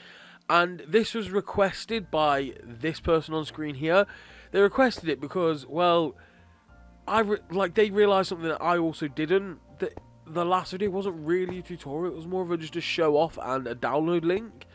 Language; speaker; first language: English; native; English